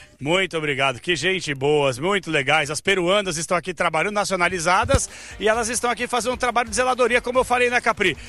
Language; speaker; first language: Portuguese; native; Portuguese